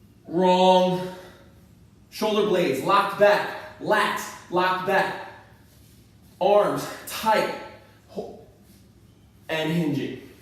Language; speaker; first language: English; native; English